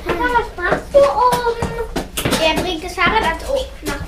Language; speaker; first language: German; native; German